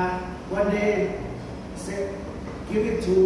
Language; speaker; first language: English; non-native, learner; Thai